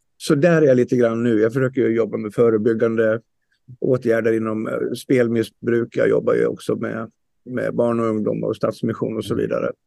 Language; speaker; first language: Swedish; native; Swedish